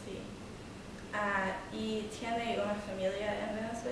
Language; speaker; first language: Spanish; non-native, learner; English